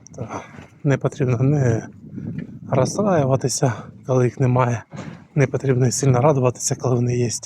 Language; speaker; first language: Ukrainian; non-native, local second language; Russian